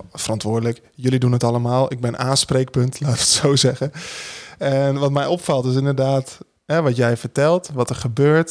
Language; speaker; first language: Dutch; native; Dutch